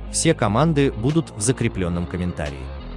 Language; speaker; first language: Russian; native; Russian